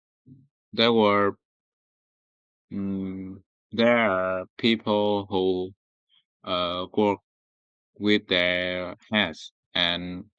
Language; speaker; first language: English; non-native, learner; Vietnamese